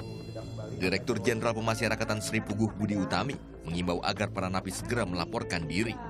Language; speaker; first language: Indonesian; native; Indonesian